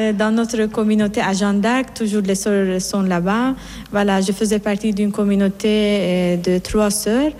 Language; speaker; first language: French; non-native, fluent; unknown